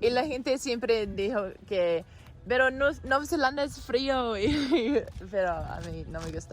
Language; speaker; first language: Spanish; non-native, learner; English